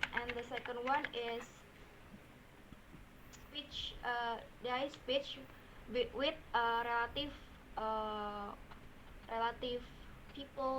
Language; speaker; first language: English; non-native, learner; Indonesian